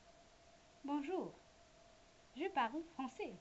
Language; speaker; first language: French; non-native, learner; English